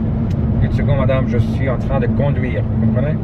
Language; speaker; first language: French; non-native, learner; English